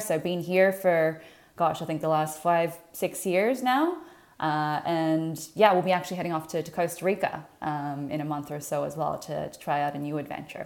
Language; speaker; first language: English; native; English